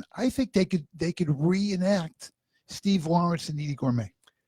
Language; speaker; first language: English; native; English